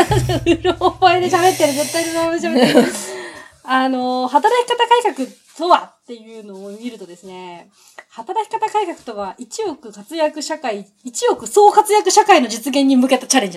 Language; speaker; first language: Japanese; native; Japanese